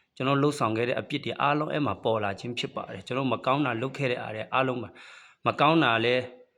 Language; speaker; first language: Burmese; non-native, local second language; Shwe Palaung